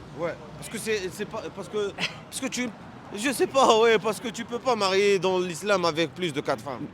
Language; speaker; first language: French; non-native, learner; Arabic